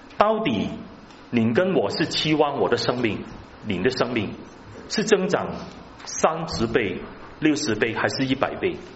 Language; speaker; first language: Chinese; non-native, local second language; Cantonese